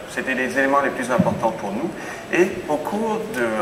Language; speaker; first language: French; native; French